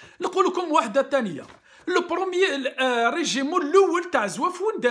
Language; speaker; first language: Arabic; non-native, local second language; Kabyle